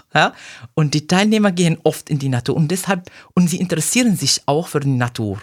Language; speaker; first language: German; non-native, fluent; Arabic